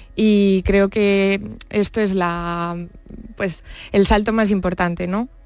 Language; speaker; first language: Spanish; native; Spanish